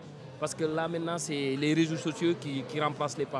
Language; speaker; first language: French; non-native, local second language; Wolof